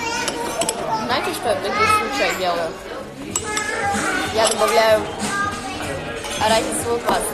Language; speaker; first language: Russian; native; Russian